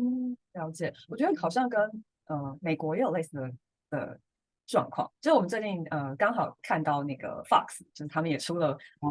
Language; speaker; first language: Chinese; native; Chinese